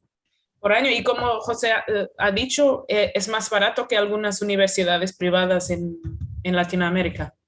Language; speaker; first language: Spanish; non-native, fluent; Portuguese